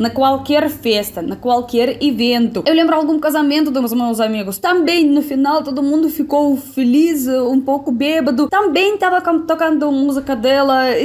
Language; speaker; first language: Portuguese; non-native, fluent; Russian